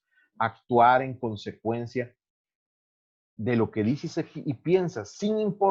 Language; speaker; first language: Spanish; native; Spanish